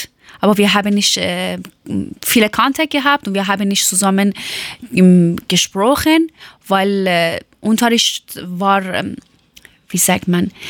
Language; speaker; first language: German; non-native, learner; Persian